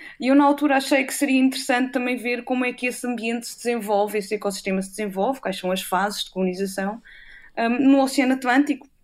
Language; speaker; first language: Portuguese; native; Portuguese